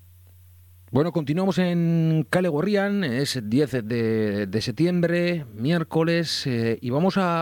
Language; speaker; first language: Spanish; native; Spanish